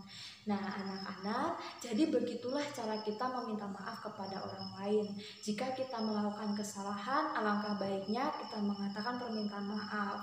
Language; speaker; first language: Indonesian; native; Indonesian